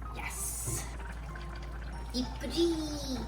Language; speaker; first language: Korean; non-native, fluent; English